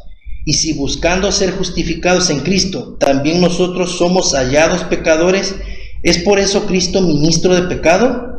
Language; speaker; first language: Spanish; native; Spanish